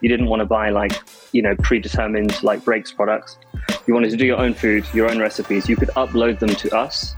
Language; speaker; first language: English; native; English